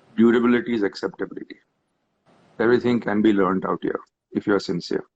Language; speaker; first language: English; non-native, local second language; Hindi